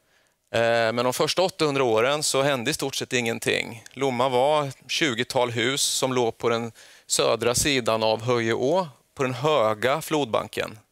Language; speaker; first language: Swedish; native; Swedish